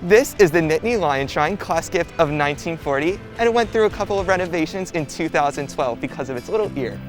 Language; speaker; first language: English; native; English